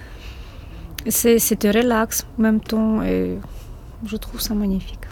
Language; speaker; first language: French; non-native, fluent; Ukrainian